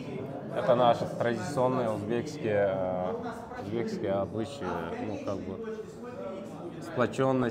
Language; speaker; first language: Russian; non-native, local second language; Uzbek